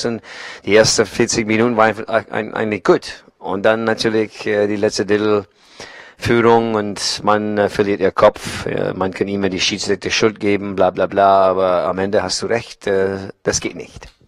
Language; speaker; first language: German; non-native, learner; English